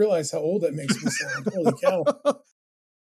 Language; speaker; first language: English; native; English